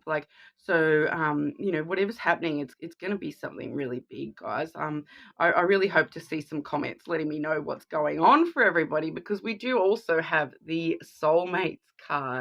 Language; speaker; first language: English; native; English